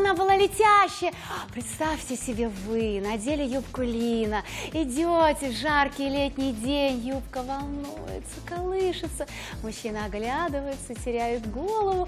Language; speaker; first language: Russian; native; Russian